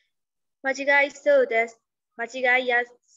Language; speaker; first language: Japanese; non-native, learner; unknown